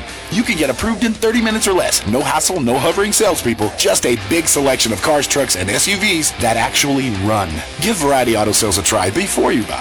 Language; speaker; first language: English; native; English